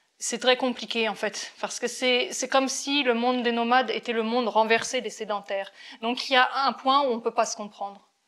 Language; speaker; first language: French; native; French